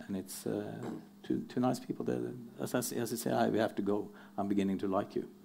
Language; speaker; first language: English; non-native, fluent; Norwegian